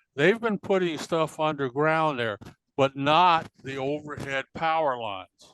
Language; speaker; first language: English; native; English